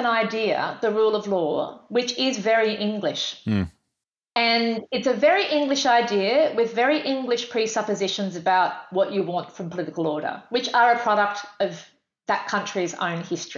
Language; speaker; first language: English; native; English